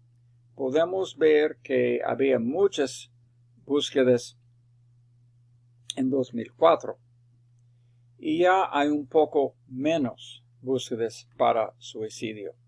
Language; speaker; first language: Spanish; non-native, fluent; English